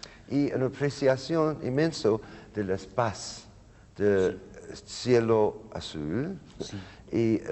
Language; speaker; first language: Spanish; non-native, learner; English